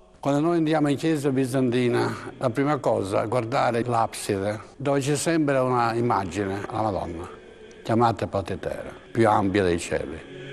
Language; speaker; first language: Italian; non-native, local second language; Albanian